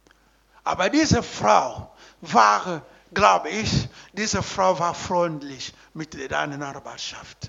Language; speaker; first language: German; non-native, learner; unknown